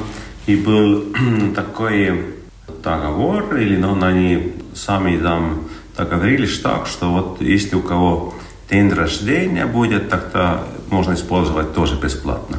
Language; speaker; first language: Russian; non-native, local second language; Estonian